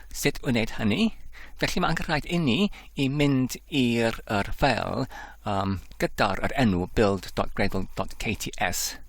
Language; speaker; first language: Welsh; non-native, learner; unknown